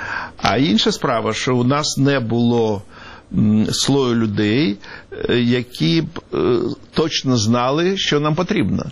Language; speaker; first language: Ukrainian; non-native, local second language; Russian